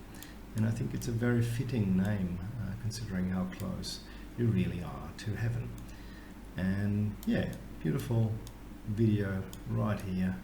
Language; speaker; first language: English; native; English